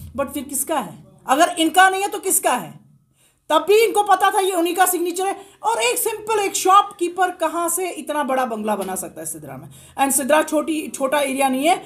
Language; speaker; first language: Hindi; non-native, local second language; Kashmiri